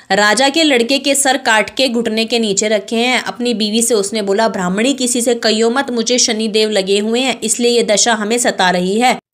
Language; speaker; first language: Hindi; native; Hindi